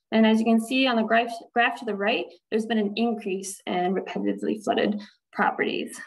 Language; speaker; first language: English; native; English